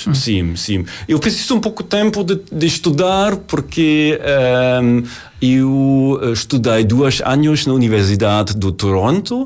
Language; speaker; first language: Portuguese; non-native, learner; German